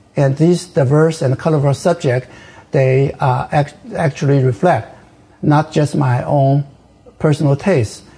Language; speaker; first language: English; non-native, fluent; Chinese